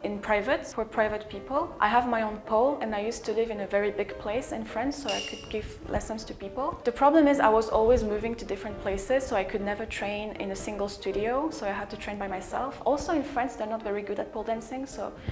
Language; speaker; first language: English; non-native, fluent; French